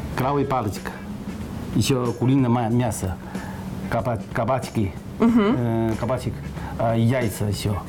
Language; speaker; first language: Russian; non-native, learner; Chinese